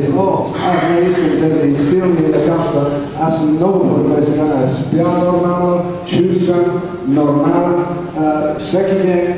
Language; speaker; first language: Bulgarian; non-native, learner; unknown